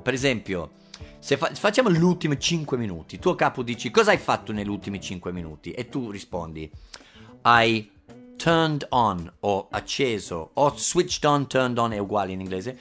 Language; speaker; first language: Italian; non-native, fluent; English